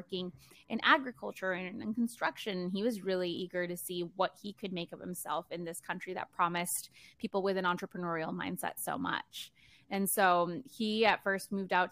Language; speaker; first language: English; early bilingual, other home language; Spanish